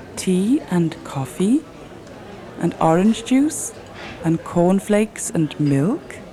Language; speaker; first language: English; native; English